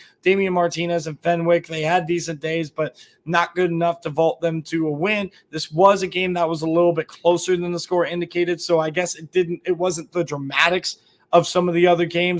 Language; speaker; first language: English; native; English